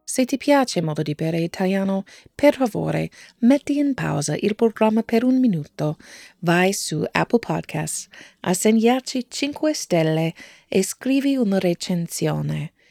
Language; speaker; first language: Italian; non-native, learner; English